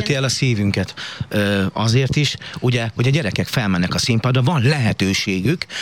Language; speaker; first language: Hungarian; native; Hungarian